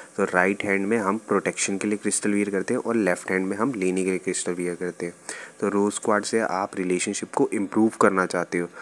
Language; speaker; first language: Hindi; native; Hindi